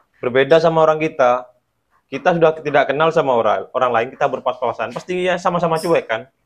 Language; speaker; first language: Indonesian; native; Indonesian